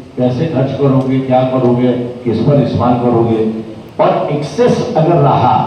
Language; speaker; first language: Hindi; non-native, local second language; Marathi